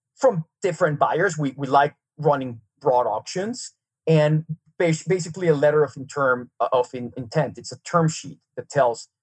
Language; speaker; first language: English; non-native, fluent; Serbian